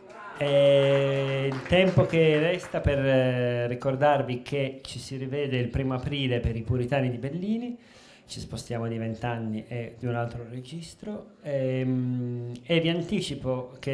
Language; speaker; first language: Italian; native; Italian